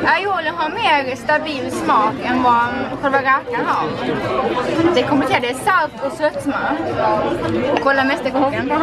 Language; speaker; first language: Swedish; native; Swedish